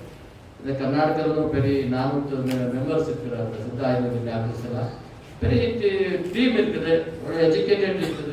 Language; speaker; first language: Tamil; non-native, learner; Kannada